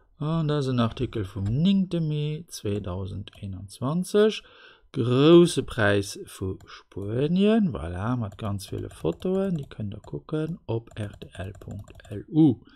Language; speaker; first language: German; non-native, local second language; Luxembourgish